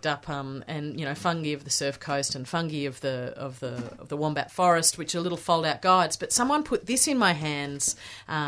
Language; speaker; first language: English; native; English